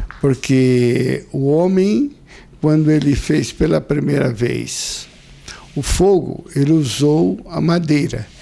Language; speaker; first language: Portuguese; native; Portuguese